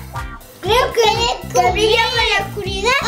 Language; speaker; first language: Spanish; native; Spanish